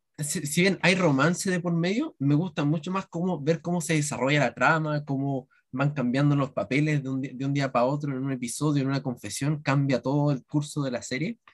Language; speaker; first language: Spanish; native; Spanish